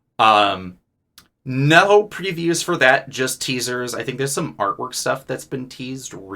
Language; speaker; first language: English; native; English